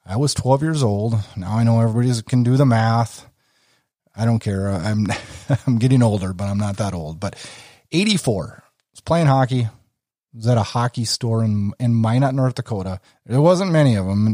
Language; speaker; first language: English; native; English